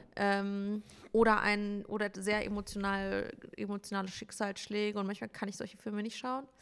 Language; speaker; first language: German; early bilingual, other home language; Turkish